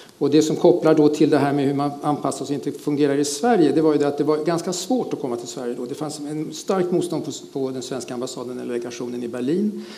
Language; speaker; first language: Swedish; early bilingual, other home language; German